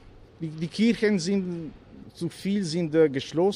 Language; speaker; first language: German; non-native, learner; Italian